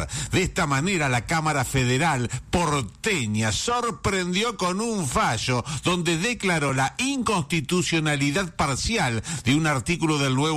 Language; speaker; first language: Spanish; native; Spanish